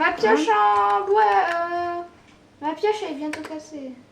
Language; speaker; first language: French; native; French